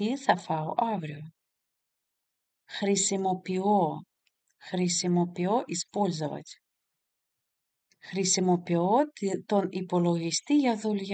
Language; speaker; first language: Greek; non-native, fluent; Russian